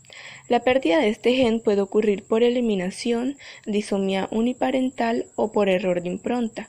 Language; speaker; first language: Spanish; native; Spanish